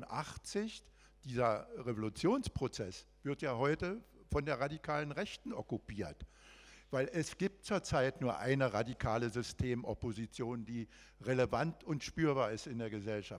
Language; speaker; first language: German; native; German